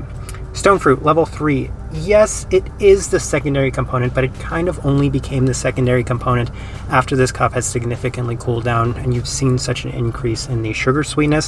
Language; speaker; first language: English; native; English